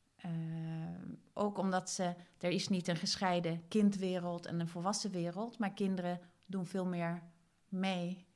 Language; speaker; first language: Dutch; non-native, fluent; Swedish